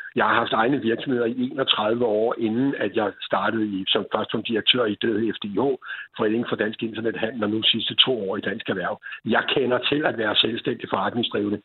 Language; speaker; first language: Danish; native; Danish